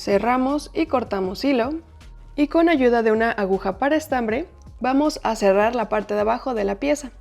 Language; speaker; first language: Spanish; native; Spanish